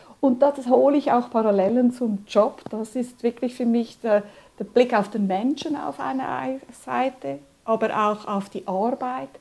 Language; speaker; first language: German; early bilingual, other home language; Spanish